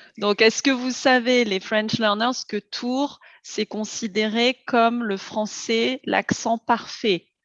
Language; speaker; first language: French; native; French